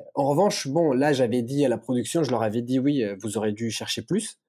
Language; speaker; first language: French; early bilingual, other home language; Italian